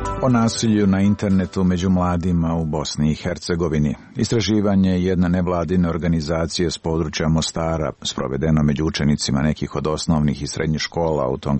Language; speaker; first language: Serbian; native; Serbian